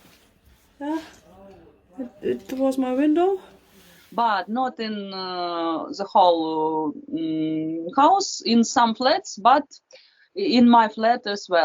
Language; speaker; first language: English; non-native, fluent; Russian